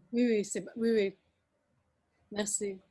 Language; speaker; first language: French; non-native, fluent; English